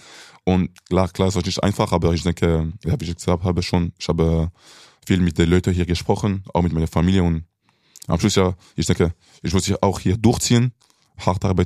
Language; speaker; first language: German; non-native, local second language; French